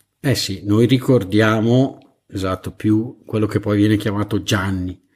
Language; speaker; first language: Italian; native; Italian